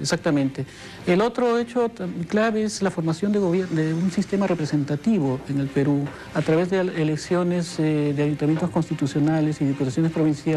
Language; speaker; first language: Spanish; native; Spanish